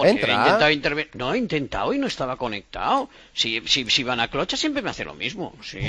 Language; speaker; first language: Spanish; native; Spanish